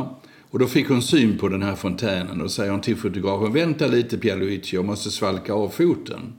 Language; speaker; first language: Swedish; native; Swedish